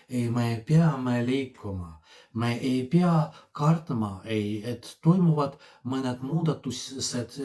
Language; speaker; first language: Estonian; non-native, fluent; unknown